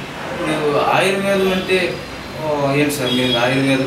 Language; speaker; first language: Telugu; native; Telugu